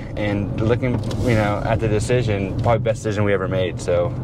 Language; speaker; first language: English; native; English